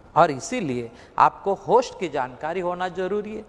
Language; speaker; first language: Hindi; non-native, local second language; Marathi